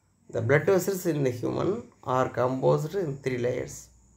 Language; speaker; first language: English; non-native, local second language; Tamil